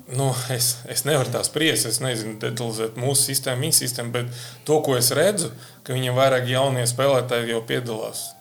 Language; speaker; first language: Latvian; non-native, local second language; Russian